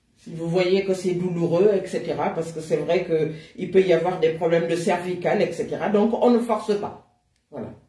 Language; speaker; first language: French; native; French